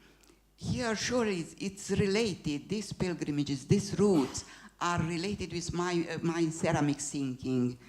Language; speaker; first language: English; non-native, fluent; Hungarian